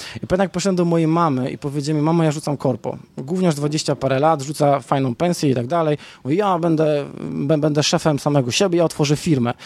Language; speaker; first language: Polish; native; Polish